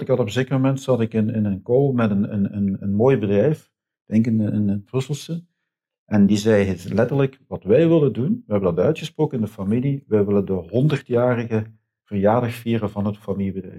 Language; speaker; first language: Dutch; native; Dutch